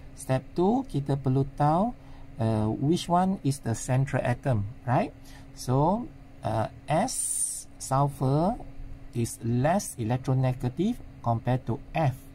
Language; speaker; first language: English; non-native, local second language; Malay